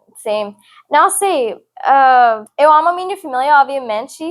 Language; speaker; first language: Portuguese; non-native, learner; English